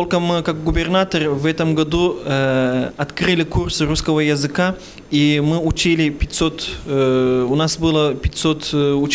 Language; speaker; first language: Russian; non-native, fluent; Turkish